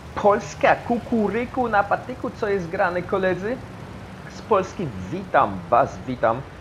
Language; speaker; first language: Polish; early bilingual, heritage; Polish